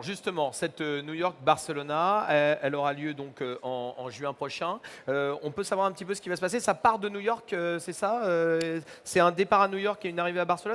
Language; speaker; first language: French; native; French